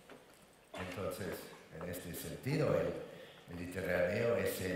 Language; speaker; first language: Spanish; non-native, fluent; English